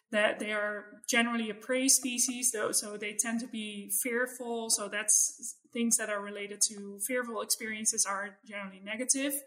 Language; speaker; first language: English; non-native, fluent; Dutch